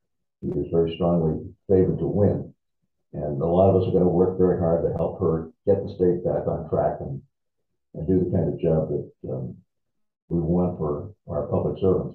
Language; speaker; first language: English; native; English